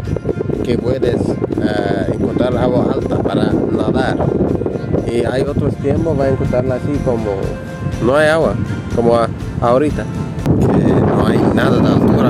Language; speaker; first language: Spanish; non-native, fluent; Arabic